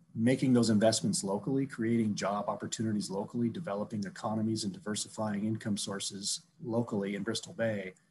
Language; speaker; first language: English; native; English